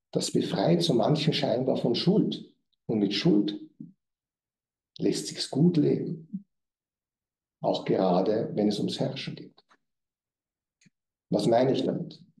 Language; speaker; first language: German; native; German